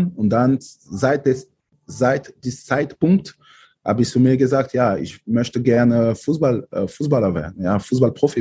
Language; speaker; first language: German; non-native, fluent; French